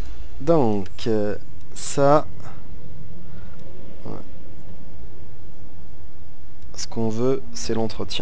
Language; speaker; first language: French; native; French